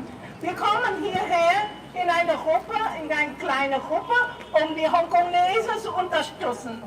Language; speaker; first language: German; non-native, learner; Vietnamese